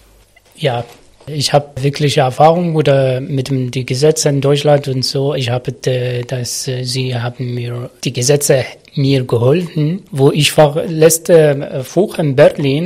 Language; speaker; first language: German; non-native, learner; Arabic